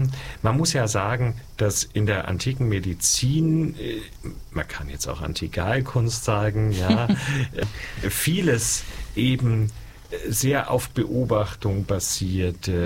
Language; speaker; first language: German; native; German